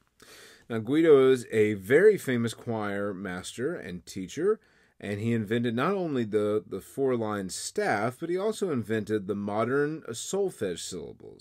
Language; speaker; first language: English; native; English